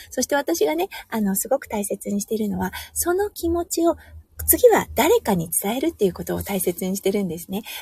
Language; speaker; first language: Japanese; native; Japanese